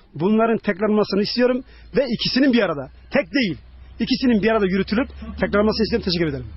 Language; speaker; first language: Turkish; native; Turkish